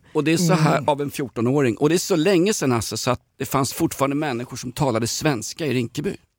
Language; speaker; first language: Swedish; native; Swedish